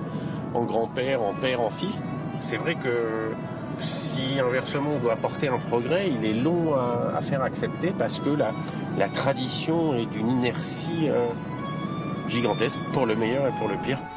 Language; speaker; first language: French; native; French